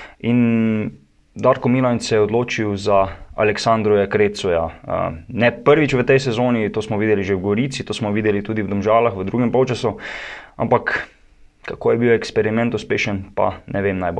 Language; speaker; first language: Slovenian; native; Slovenian